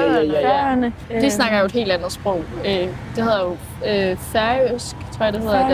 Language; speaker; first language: Danish; native; Danish